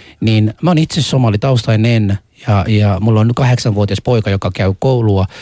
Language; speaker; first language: Finnish; early bilingual, other home language; Somali